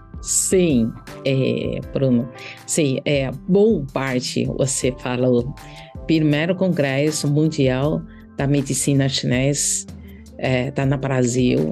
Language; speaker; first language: Portuguese; non-native, learner; Chinese